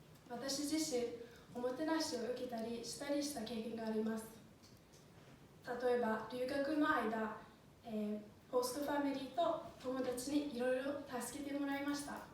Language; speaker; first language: Japanese; non-native, fluent; Swedish